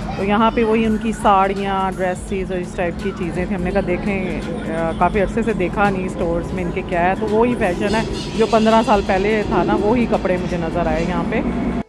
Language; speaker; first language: Urdu; native; Urdu